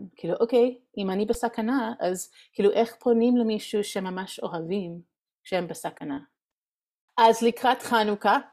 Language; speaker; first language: Hebrew; non-native, fluent; English